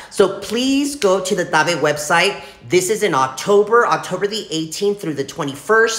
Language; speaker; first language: English; early bilingual, other home language; Spanish